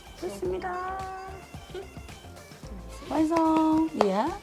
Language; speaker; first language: Korean; native; Korean